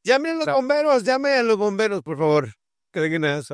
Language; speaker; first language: Spanish; native; Spanish